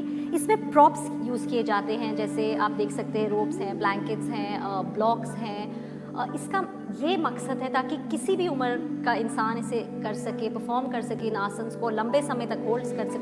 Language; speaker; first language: Hindi; native; Hindi